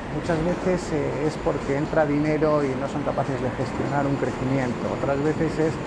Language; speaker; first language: Spanish; native; Spanish